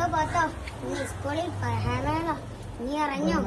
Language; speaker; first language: Malayalam; native; Malayalam